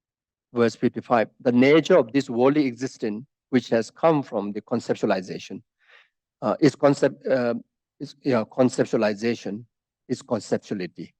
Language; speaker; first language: English; non-native, fluent; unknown